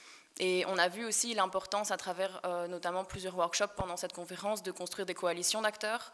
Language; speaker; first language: French; native; French